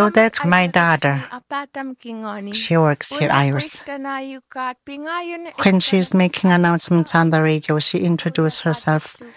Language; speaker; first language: English; non-native, local second language; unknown